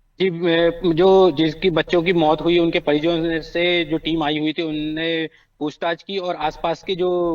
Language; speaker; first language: Hindi; native; Hindi